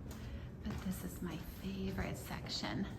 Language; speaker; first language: English; native; English